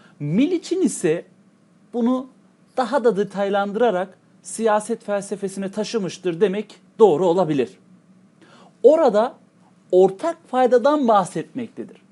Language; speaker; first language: Turkish; native; Turkish